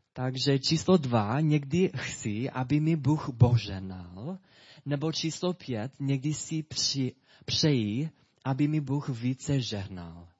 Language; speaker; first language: Czech; non-native, fluent; English